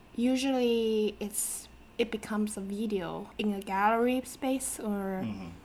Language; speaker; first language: English; non-native, fluent; Chinese